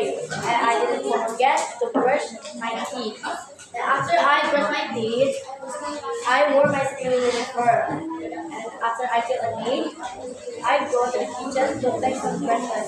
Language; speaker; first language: English; non-native, learner; Indonesian